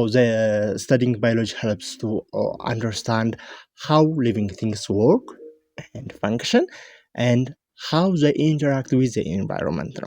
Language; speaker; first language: English; non-native, local second language; Amharic